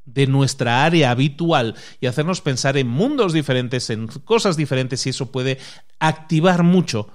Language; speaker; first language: Spanish; native; Spanish